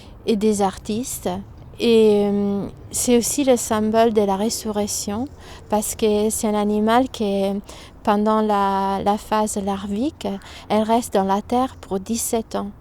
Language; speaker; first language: French; non-native, fluent; Italian